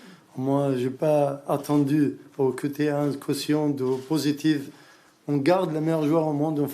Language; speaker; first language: French; non-native, learner; Arabic